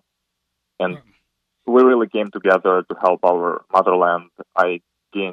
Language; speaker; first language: English; non-native, fluent; Ukrainian